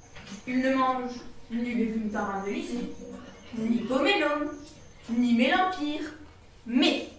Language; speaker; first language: French; native; French